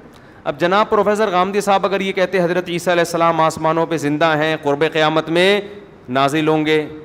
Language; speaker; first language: Urdu; native; Urdu